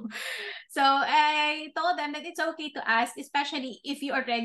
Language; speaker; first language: English; non-native, local second language; Filipino